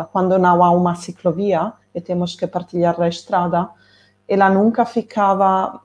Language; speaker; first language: Portuguese; non-native, fluent; Italian